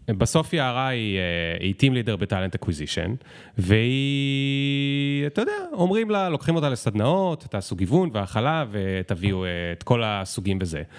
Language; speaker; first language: Hebrew; native; Hebrew